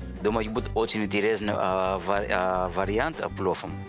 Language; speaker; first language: Russian; non-native, learner; Greek